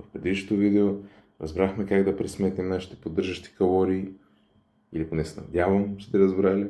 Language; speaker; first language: Bulgarian; native; Bulgarian